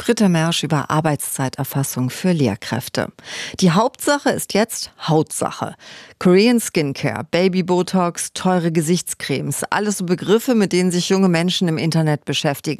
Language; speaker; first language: German; native; German